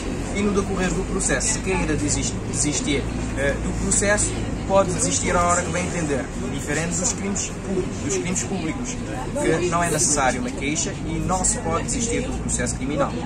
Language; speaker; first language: Portuguese; non-native, local second language; Kabuverdianu